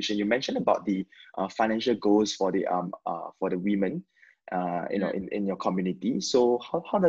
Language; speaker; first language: English; non-native, local second language; Chinese